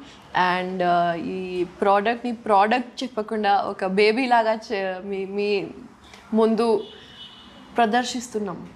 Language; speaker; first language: Telugu; non-native, local second language; Urdu